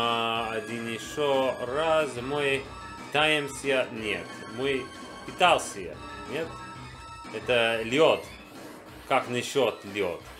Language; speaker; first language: Russian; non-native, learner; English